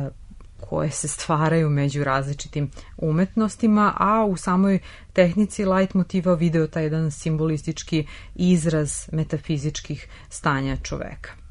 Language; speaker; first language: Serbian; native; Serbian